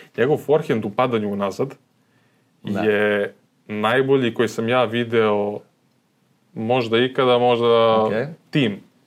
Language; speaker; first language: Serbian; native; Serbian